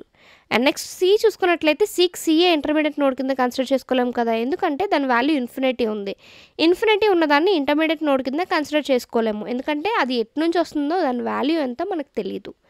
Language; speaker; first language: Telugu; native; Telugu